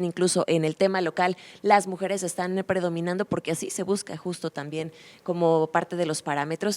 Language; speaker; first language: Spanish; native; Spanish